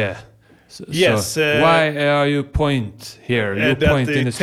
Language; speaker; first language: English; non-native, fluent; Swedish